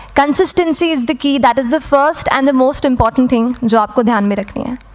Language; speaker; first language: Hindi; native; Hindi